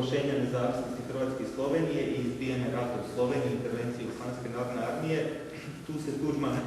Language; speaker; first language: Croatian; native; Croatian